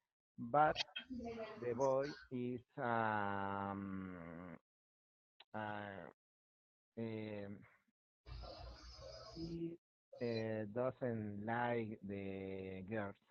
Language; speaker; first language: English; non-native, learner; Spanish